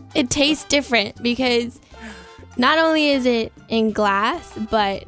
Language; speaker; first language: English; early bilingual, other home language; Spanish